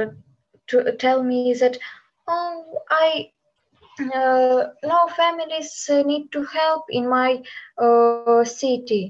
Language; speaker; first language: English; non-native, learner; Ukrainian